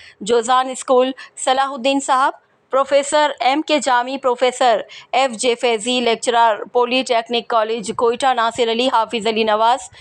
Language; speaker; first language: Urdu; non-native, local second language; Baluchi